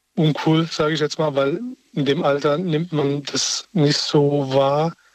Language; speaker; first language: German; native; German